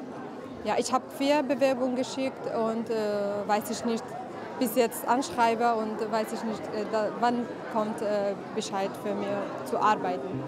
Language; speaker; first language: German; non-native, learner; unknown